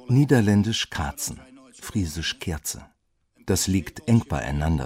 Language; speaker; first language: German; native; German